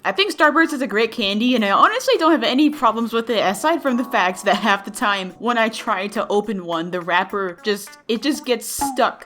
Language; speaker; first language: English; native; English